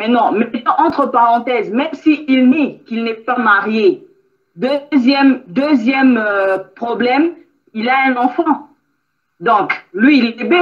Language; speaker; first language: French; non-native, local second language; Lingala